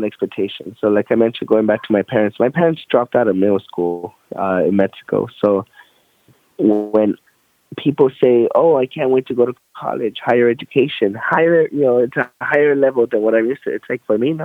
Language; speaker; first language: English; native; English